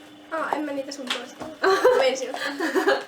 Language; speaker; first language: Finnish; non-native, learner; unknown